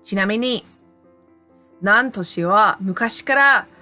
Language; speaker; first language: Japanese; non-native, fluent; English